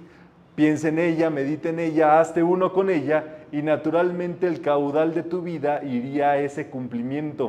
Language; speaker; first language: Spanish; native; Spanish